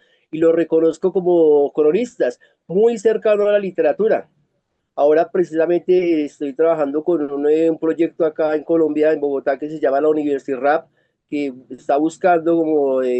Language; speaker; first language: Spanish; native; Spanish